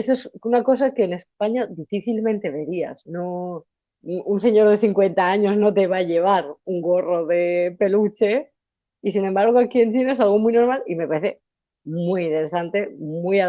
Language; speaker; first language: Spanish; native; Spanish